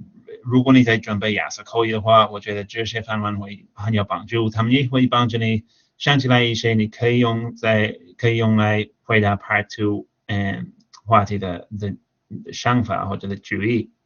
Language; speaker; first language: Chinese; non-native, fluent; English